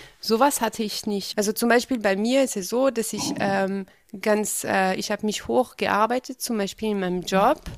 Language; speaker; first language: German; non-native, fluent; French